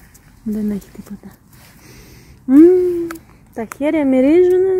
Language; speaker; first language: Greek; native; Greek